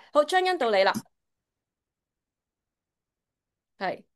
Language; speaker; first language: Cantonese; native; Cantonese